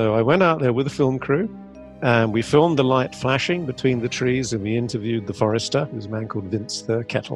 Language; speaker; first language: English; native; English